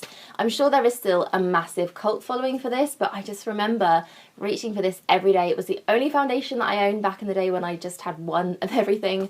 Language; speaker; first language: English; native; English